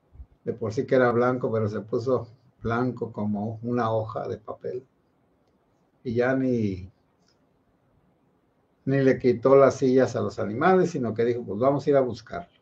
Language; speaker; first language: Spanish; native; Spanish